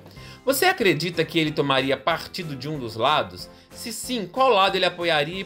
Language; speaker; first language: Portuguese; native; Portuguese